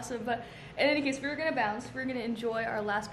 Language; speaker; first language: English; native; English